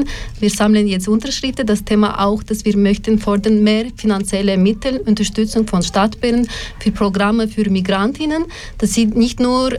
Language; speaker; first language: German; non-native, learner; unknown